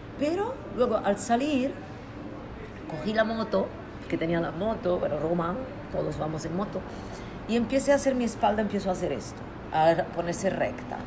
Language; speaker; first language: Spanish; non-native, fluent; Italian